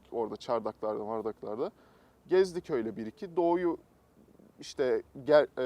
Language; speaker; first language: Turkish; native; Turkish